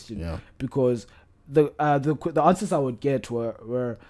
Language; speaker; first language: English; non-native, local second language; Northern Sotho